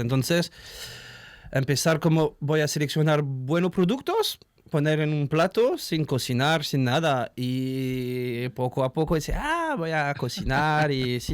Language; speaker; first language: Spanish; non-native, learner; French